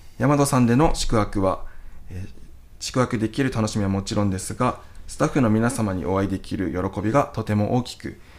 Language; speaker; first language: Japanese; native; Japanese